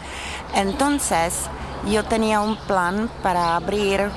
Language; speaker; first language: Spanish; non-native, learner; Czech